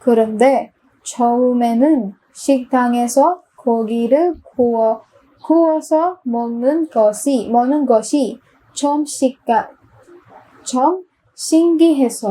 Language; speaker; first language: Korean; non-native, fluent; Filipino